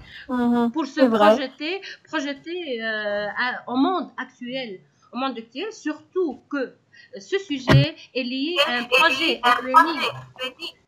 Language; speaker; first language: French; non-native, local second language; Arabic